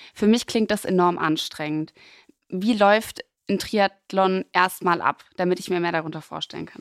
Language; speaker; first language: German; native; German